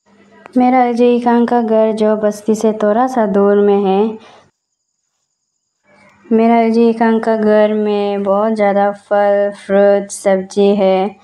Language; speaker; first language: Hindi; non-native, local second language; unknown